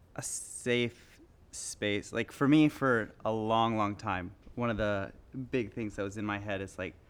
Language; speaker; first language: English; native; English